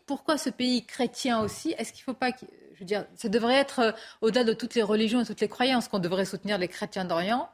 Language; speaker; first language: French; native; French